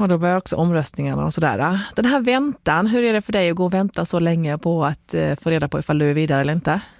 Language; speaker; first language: Swedish; native; Swedish